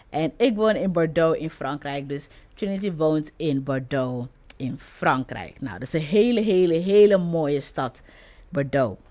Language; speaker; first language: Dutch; non-native, fluent; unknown